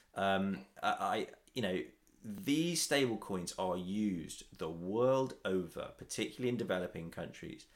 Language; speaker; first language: English; native; English